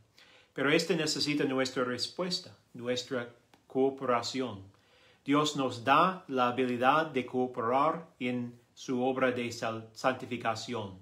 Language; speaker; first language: Spanish; non-native, learner; English